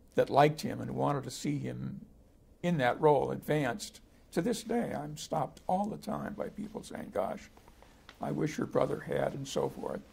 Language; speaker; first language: English; native; English